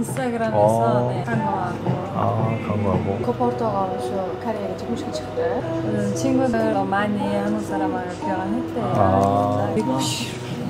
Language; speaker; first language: Korean; non-native, learner; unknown